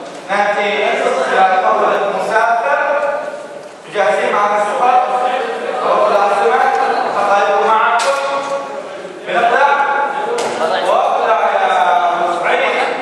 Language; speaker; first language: Arabic; native; Arabic